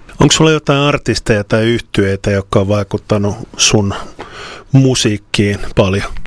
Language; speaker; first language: Finnish; native; Finnish